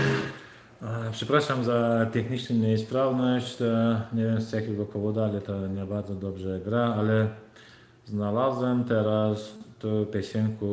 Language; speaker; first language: Polish; non-native, learner; Turkmen